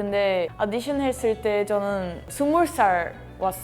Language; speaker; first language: Korean; non-native, learner; Portuguese